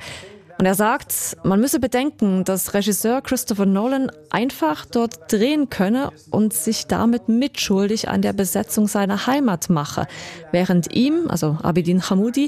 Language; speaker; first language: German; native; German